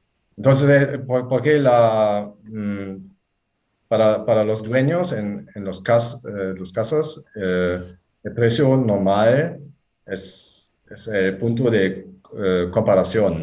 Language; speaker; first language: Spanish; non-native, fluent; German